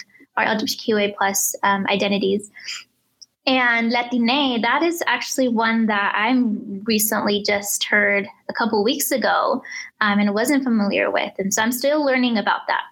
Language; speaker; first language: English; early bilingual, other home language; Spanish